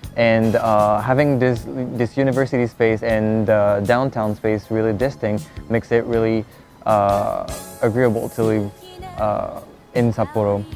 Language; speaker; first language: English; non-native, fluent; French